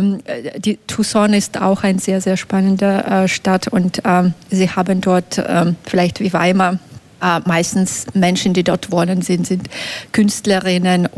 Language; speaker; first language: German; non-native, fluent; Belarusian